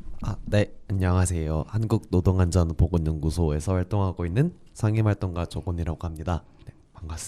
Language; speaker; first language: Korean; native; Korean